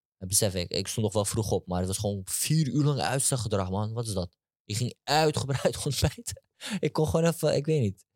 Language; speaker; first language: Dutch; early bilingual, other home language; Turkish